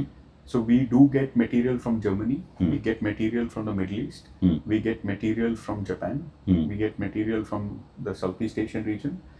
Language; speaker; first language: English; non-native, local second language; Hindi